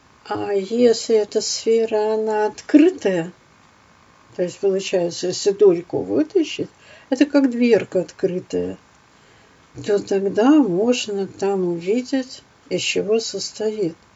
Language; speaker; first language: Russian; native; Russian